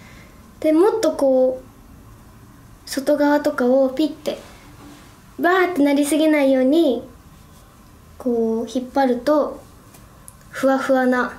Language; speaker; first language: Japanese; native; Japanese